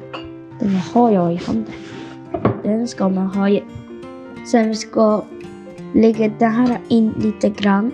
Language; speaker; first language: Swedish; non-native, fluent; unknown